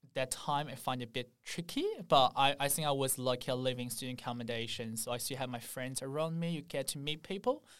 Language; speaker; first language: English; non-native, fluent; Chinese